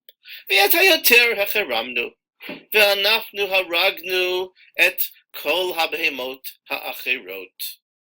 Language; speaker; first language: Hebrew; non-native, fluent; English